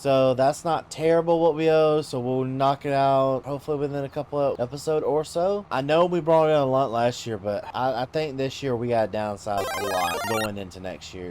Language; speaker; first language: English; native; English